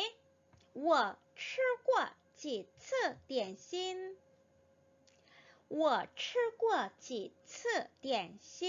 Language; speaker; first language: Chinese; non-native, fluent; Korean